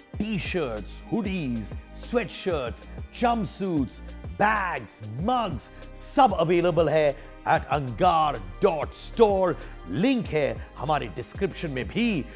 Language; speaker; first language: Hindi; non-native, local second language; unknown